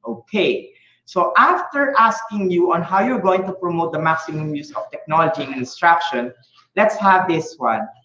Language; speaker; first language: English; non-native, local second language; Filipino